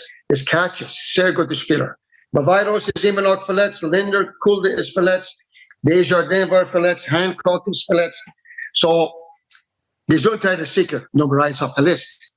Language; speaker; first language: German; non-native, learner; English